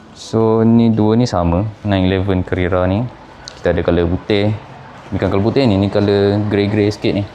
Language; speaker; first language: Malay; native; Malay